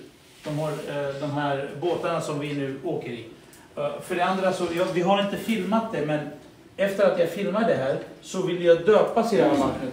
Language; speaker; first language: Swedish; early bilingual, other home language; Assyrian Neo-Aramaic